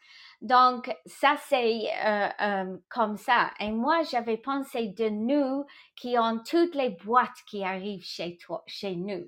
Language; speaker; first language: French; non-native, fluent; English